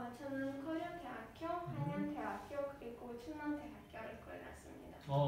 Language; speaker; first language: Korean; non-native, learner; Azerbaijani